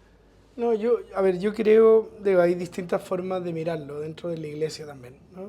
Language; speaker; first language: Spanish; native; Spanish